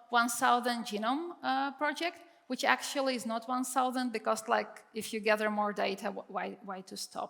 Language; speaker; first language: English; non-native, fluent; Czech